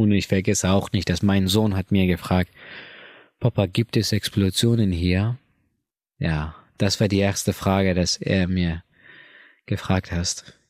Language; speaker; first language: German; non-native, learner; Persian